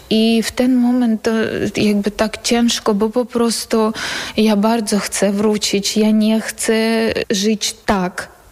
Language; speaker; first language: Polish; non-native, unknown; Ukrainian